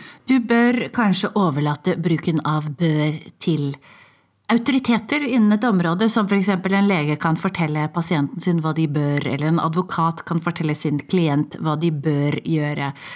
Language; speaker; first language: Norwegian; native; Norwegian